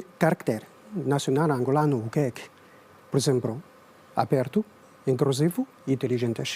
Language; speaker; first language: Portuguese; non-native, learner; Chinese